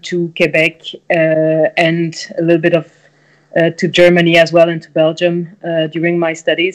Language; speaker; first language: English; non-native, fluent; French